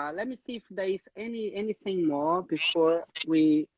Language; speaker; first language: English; non-native, fluent; Portuguese